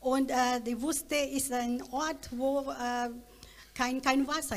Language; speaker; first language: German; non-native, learner; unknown